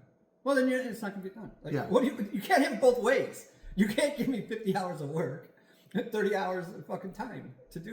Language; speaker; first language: English; native; English